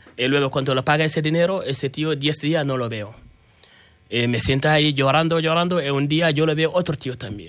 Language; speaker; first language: Spanish; non-native, learner; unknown